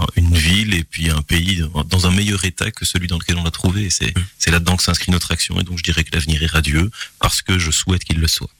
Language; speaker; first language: French; native; French